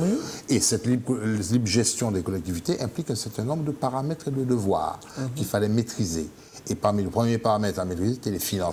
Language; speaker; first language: French; native; French